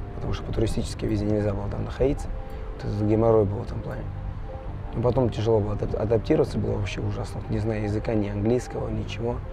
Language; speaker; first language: Russian; non-native, fluent; Georgian